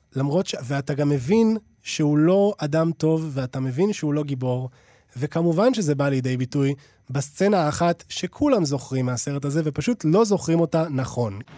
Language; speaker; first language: Hebrew; native; Hebrew